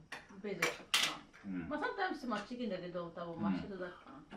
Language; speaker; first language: Japanese; non-native, learner; Arabic